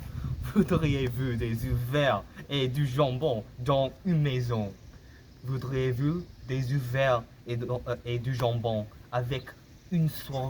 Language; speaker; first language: French; non-native, learner; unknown